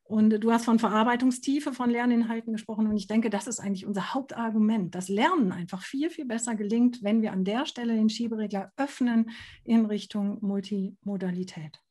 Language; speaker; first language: German; native; German